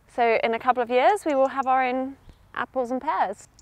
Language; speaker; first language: English; native; English